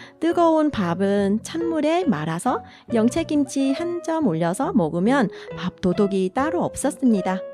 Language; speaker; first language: Korean; non-native, fluent; Vietnamese